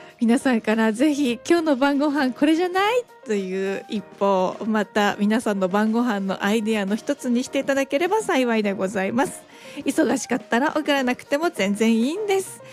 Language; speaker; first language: Japanese; native; Japanese